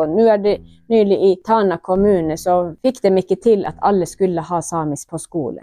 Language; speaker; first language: Norwegian; non-native, local second language; Northern Sami